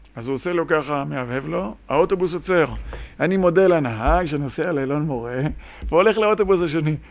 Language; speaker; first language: Hebrew; native; Hebrew